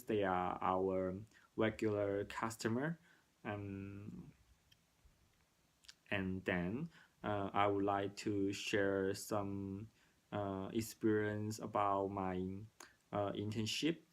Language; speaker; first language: English; non-native, learner; Cantonese